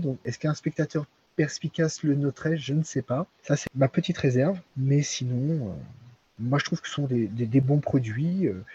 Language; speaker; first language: French; native; French